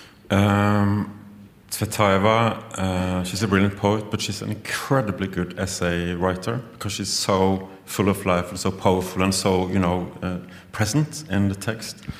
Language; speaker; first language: English; non-native, fluent; Norwegian